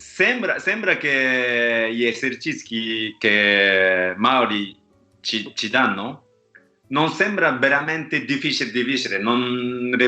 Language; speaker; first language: Italian; non-native, learner; Japanese